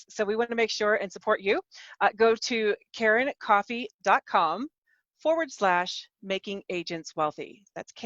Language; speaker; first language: English; native; English